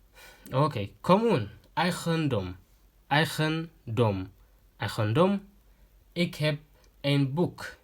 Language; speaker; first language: Dutch; non-native, fluent; Tigrinya